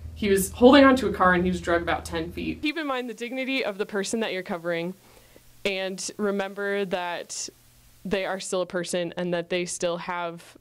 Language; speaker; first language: English; native; English